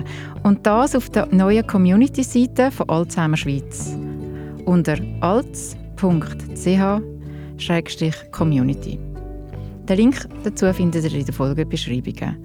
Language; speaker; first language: German; native; German